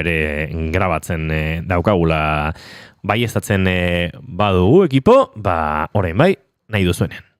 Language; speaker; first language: Basque; native; Basque